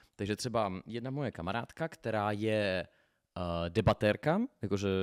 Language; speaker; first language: Czech; non-native, fluent; Russian